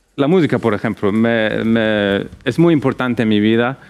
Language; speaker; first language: Spanish; non-native, fluent; English